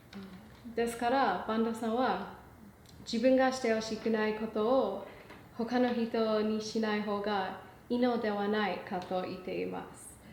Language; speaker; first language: Japanese; non-native, learner; English